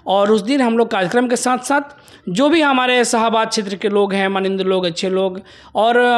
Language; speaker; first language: Hindi; native; Hindi